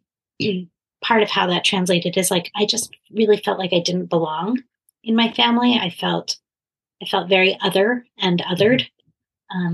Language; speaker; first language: English; native; English